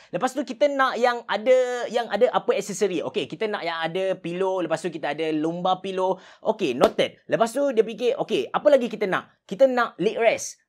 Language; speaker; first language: Malay; native; Malay